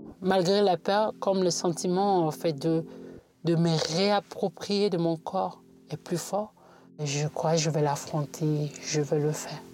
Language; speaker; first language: French; non-native, local second language; Bambara